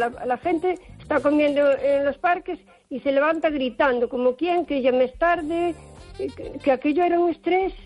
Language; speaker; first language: Spanish; native; Spanish